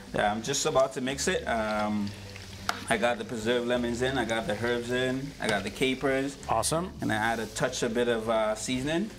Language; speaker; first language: English; native; English